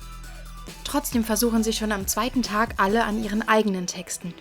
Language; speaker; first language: German; native; German